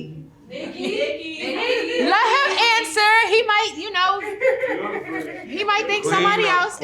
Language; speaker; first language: English; native; English